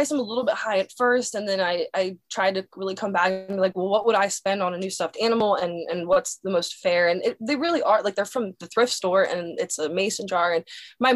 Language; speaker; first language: English; native; English